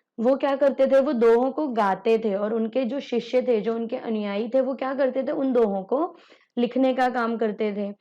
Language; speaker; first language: Hindi; native; Hindi